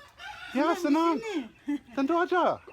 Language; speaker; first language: Indonesian; non-native, learner; English